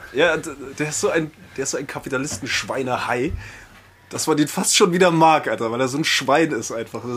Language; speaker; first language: German; early bilingual, other home language; Spanish